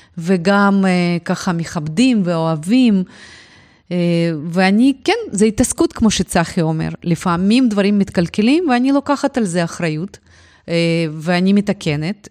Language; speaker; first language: Hebrew; non-native, fluent; Russian